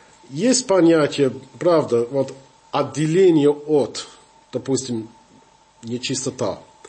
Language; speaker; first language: Russian; non-native, fluent; English